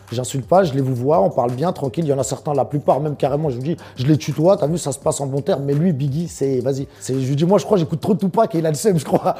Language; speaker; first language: French; early bilingual, other home language; Arabic